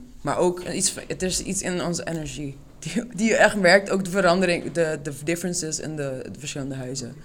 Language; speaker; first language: Dutch; non-native, local second language; Papiamento